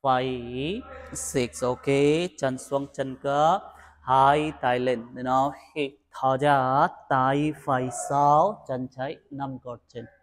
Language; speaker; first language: Vietnamese; non-native, learner; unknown